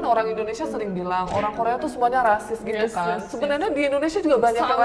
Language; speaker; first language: Indonesian; early bilingual, other home language; Korean